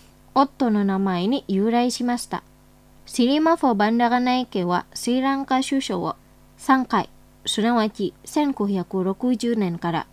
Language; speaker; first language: Japanese; non-native, fluent; Indonesian